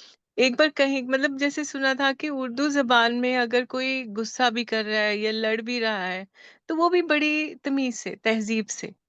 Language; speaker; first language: Hindi; native; Hindi